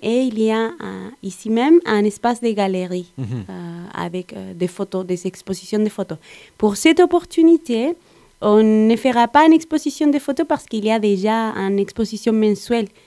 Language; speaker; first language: French; non-native, learner; Spanish